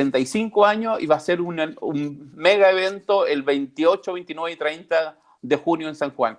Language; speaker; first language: Spanish; native; Spanish